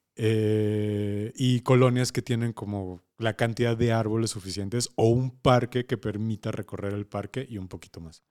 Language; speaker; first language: Spanish; native; Spanish